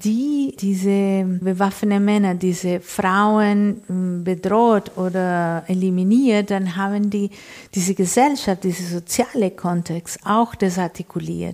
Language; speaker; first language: German; non-native, fluent; Spanish